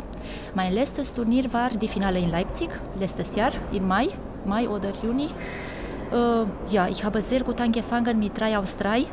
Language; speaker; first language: German; non-native, fluent; Romanian